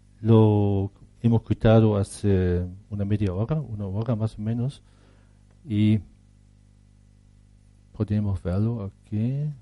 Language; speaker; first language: Spanish; non-native, fluent; German